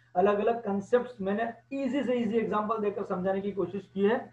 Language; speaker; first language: Hindi; non-native, local second language; Gujarati